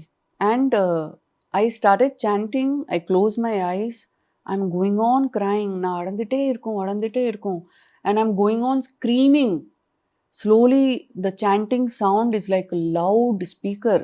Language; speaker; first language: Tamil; non-native, fluent; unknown